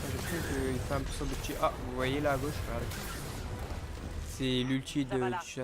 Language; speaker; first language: French; native; French